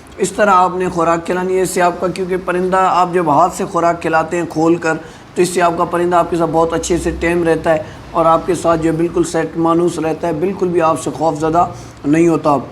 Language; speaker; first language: Urdu; non-native, local second language; Sindhi